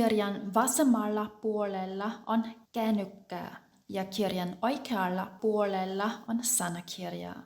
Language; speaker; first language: Finnish; non-native, fluent; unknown